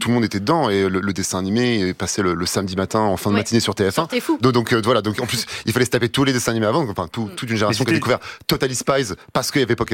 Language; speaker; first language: French; native; French